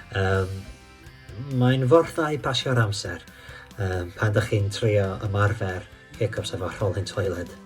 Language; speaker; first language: Welsh; non-native, local second language; English